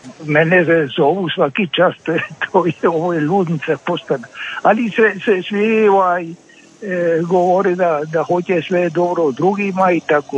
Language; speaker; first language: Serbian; early bilingual, heritage; Croatian